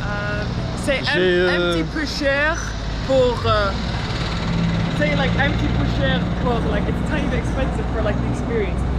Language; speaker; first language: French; non-native, learner; English